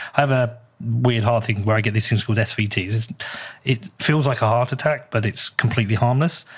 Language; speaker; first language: English; native; English